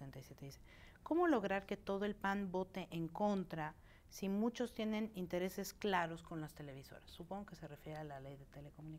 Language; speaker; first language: Spanish; native; Spanish